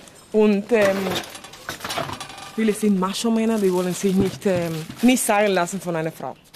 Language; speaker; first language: German; non-native, fluent; Spanish